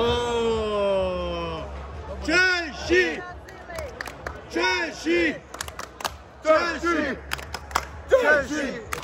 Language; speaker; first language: Czech; non-native, learner; German